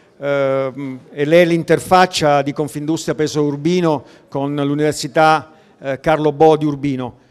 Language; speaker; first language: Italian; native; Italian